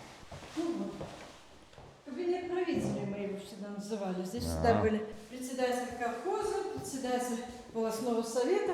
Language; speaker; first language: Russian; native; Russian